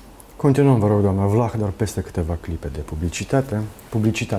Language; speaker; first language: Romanian; native; Romanian